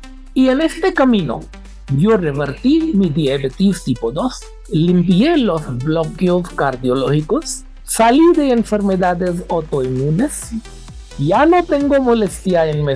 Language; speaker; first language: Spanish; non-native, fluent; Hindi